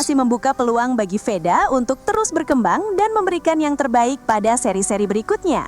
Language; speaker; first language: Indonesian; native; Indonesian